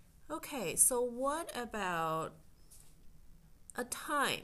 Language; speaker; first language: English; non-native, fluent; Chinese